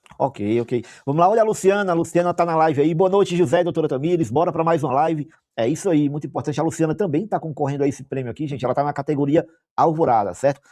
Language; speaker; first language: Portuguese; native; Portuguese